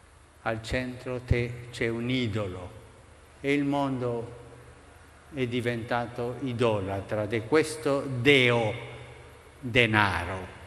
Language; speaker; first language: Italian; non-native, fluent; Spanish